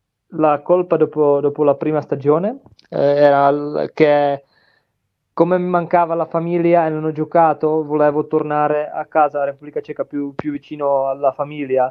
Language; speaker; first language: Italian; non-native, learner; Czech